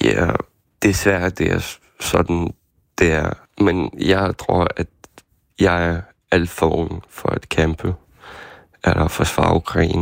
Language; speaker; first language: Danish; non-native, fluent; Ukrainian